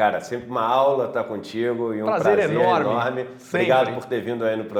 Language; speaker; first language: Portuguese; native; Portuguese